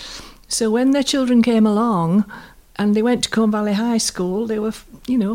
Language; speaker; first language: English; native; English